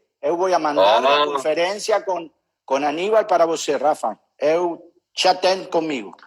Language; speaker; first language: Portuguese; non-native, learner; Spanish